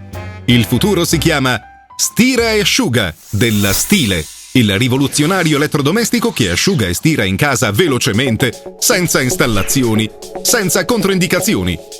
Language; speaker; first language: Italian; native; Italian